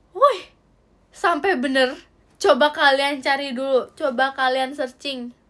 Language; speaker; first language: Indonesian; native; Indonesian